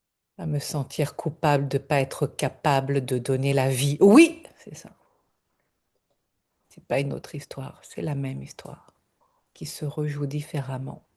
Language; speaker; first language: French; native; French